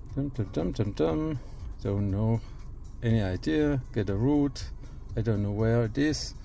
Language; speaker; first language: English; non-native, fluent; German